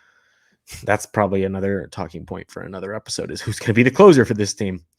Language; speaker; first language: English; native; English